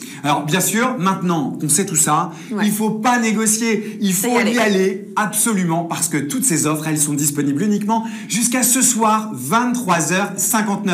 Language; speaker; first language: French; native; French